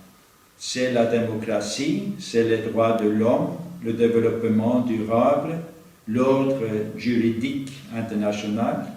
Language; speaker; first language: French; non-native, fluent; Norwegian